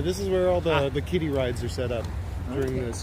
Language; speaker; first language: English; native; English